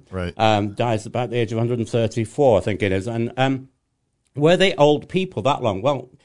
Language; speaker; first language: English; native; English